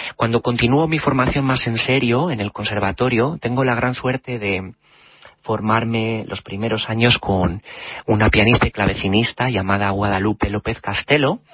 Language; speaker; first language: Spanish; native; Spanish